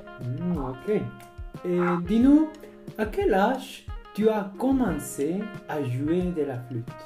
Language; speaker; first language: French; non-native, fluent; Spanish